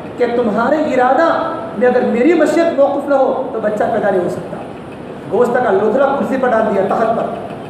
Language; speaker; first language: Urdu; non-native, local second language; Gujarati